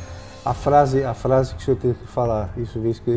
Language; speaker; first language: Portuguese; native; Portuguese